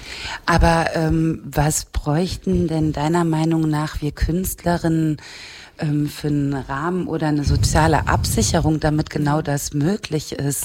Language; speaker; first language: German; native; German